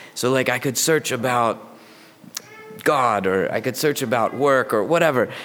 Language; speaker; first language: English; native; English